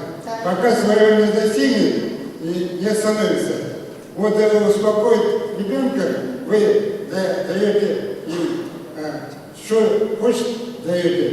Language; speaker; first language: Russian; non-native, local second language; Kazakh